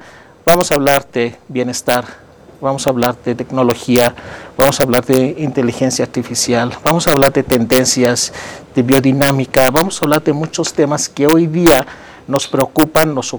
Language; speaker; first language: Spanish; non-native, fluent; Greek